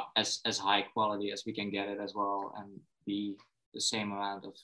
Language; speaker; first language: English; non-native, fluent; Dutch